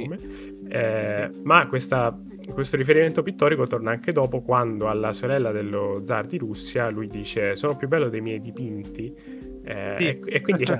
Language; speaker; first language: Italian; native; Italian